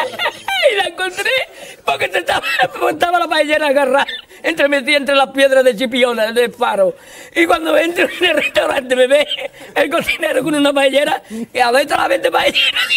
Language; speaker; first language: Spanish; native; Spanish